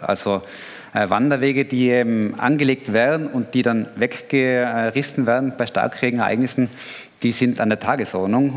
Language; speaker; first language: German; native; German